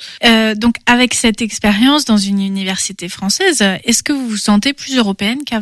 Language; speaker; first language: French; native; French